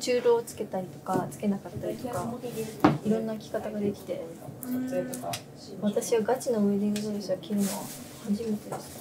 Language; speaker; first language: Japanese; native; Japanese